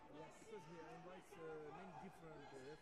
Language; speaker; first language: English; non-native, learner; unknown